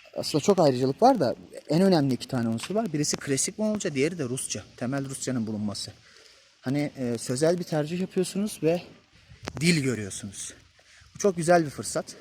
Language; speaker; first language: Turkish; native; Turkish